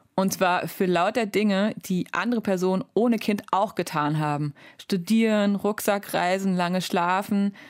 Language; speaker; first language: German; native; German